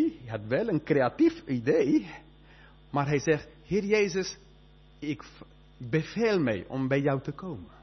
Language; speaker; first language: Dutch; non-native, fluent; English